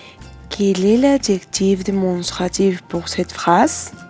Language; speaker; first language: French; non-native, fluent; Spanish